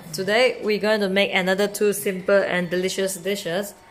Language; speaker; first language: English; non-native, local second language; Chinese